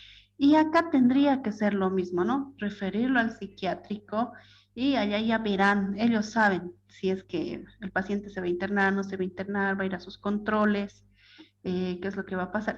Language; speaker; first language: Spanish; native; Spanish